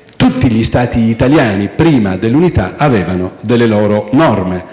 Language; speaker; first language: Italian; native; Italian